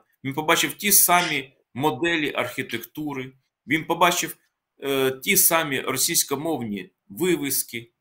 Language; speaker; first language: Ukrainian; native; Ukrainian